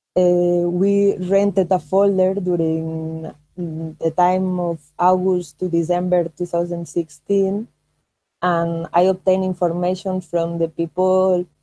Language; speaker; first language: English; non-native, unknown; Catalan